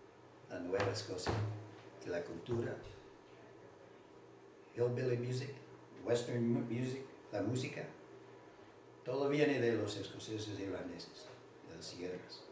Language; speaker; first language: Spanish; non-native, fluent; English